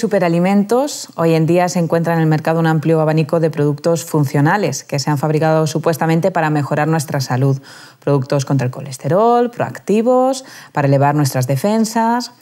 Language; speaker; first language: Spanish; native; Spanish